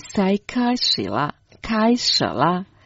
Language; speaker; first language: Chinese; non-native, learner; Croatian